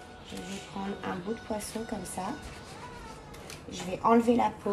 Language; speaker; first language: French; native; French